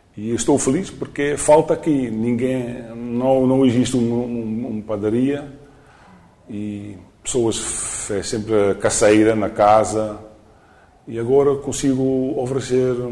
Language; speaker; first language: Portuguese; non-native, learner; Dutch